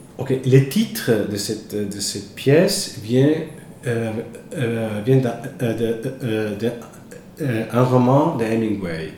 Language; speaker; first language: French; non-native, fluent; Italian